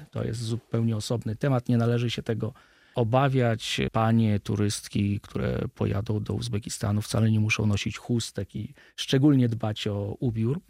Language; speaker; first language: Polish; native; Polish